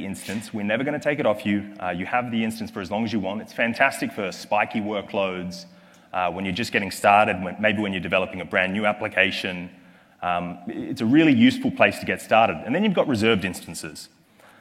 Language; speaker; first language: English; native; English